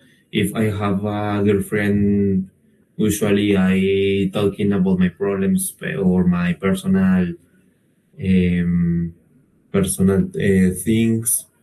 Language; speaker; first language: English; non-native, learner; Spanish